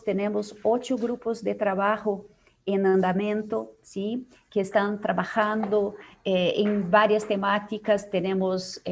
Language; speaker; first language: Spanish; non-native, fluent; Portuguese